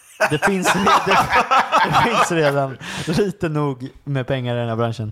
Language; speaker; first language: Swedish; native; Swedish